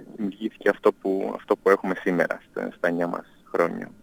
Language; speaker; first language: Greek; non-native, fluent; English